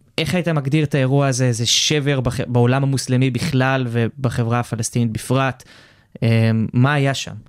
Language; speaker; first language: Hebrew; native; Hebrew